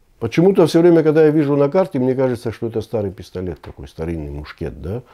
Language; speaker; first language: Russian; non-native, local second language; Abkhazian